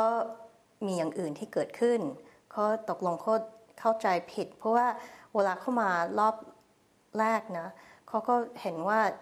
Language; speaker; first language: Thai; early bilingual, heritage; Thai